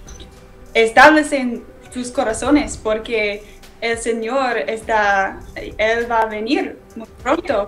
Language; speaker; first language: Spanish; non-native, learner; English